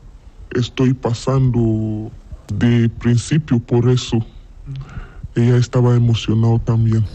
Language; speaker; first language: Spanish; non-native, learner; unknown